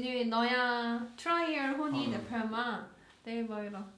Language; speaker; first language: Nepali; non-native, learner; Korean